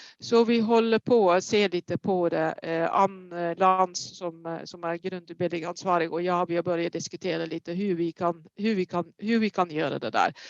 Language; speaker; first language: Swedish; non-native, fluent; Dutch